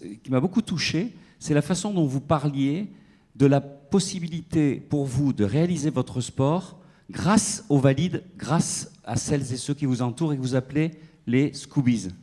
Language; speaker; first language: French; native; French